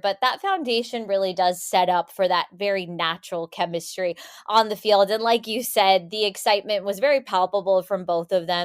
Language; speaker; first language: English; native; English